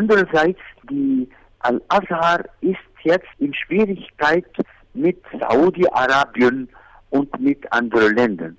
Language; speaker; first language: German; non-native, fluent; Arabic